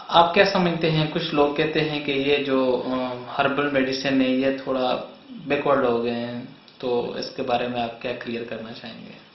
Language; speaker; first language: Urdu; non-native, local second language; Northern Hindko